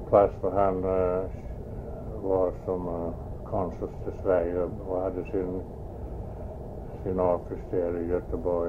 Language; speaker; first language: Swedish; early bilingual, heritage; Swedish